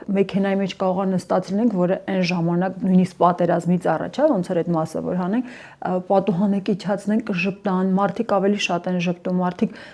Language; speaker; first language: Armenian; early bilingual, heritage; Armenian